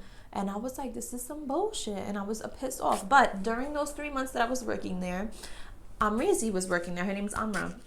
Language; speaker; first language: English; native; English